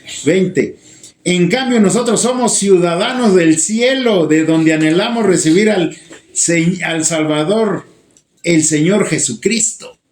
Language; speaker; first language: Spanish; native; Spanish